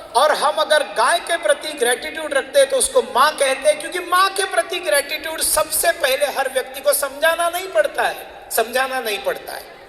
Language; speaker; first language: Hindi; non-native, local second language; Marathi